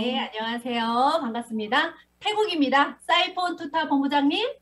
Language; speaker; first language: Korean; native; Korean